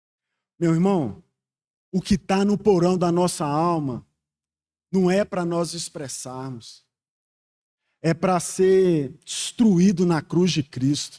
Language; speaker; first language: Portuguese; native; Portuguese